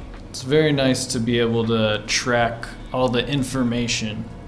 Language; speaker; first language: English; native; English